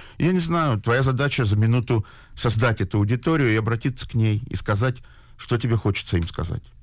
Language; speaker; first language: Russian; native; Russian